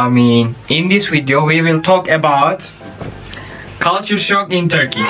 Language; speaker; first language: English; non-native, learner; Turkish